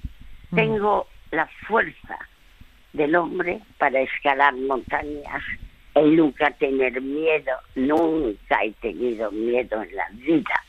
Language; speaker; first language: Spanish; early bilingual, other home language; French